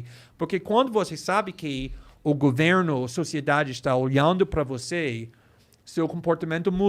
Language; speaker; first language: Portuguese; non-native, fluent; English